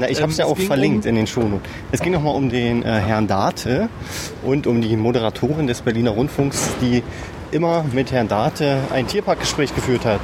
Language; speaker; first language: German; native; German